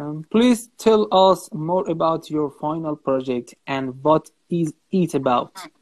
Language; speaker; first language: English; non-native, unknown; Persian